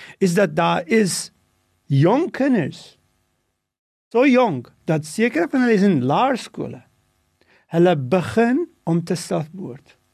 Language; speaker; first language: Afrikaans; non-native, local second language; English